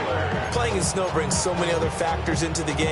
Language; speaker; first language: English; native; English